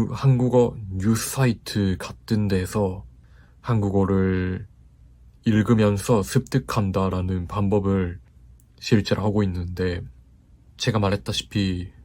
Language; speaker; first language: Korean; non-native, fluent; Japanese